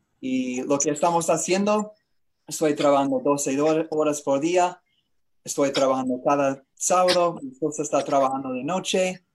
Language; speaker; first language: Spanish; non-native, learner; English